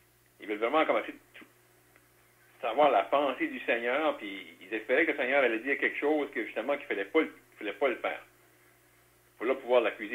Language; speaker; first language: French; native; French